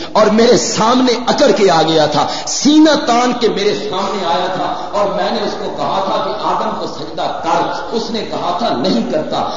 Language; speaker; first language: Urdu; non-native, local second language; Punjabi